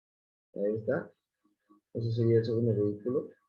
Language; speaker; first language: Spanish; native; Spanish